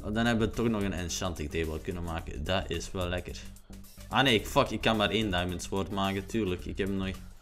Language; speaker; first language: Dutch; native; Dutch